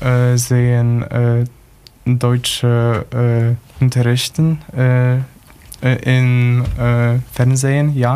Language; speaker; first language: German; non-native, learner; Polish